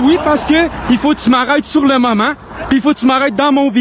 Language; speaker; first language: French; native; French